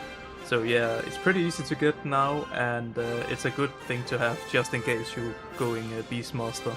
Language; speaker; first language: English; non-native, fluent; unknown